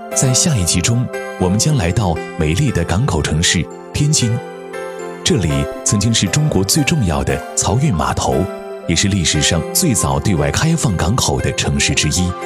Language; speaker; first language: Chinese; native; Chinese